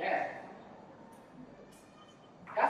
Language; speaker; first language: English; non-native, learner; Vietnamese